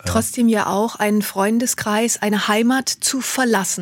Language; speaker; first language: German; native; German